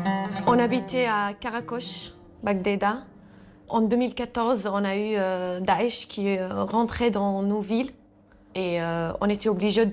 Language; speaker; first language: French; non-native, fluent; Assyrian Neo-Aramaic